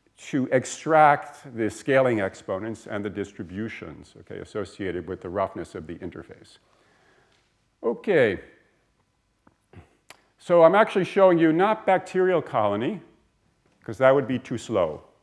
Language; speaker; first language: English; native; English